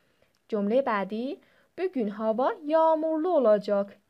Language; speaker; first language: Turkish; non-native, fluent; Persian